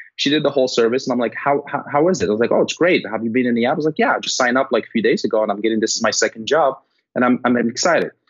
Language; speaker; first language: English; non-native, fluent; Arabic